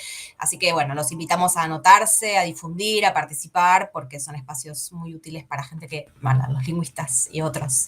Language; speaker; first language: Spanish; native; Spanish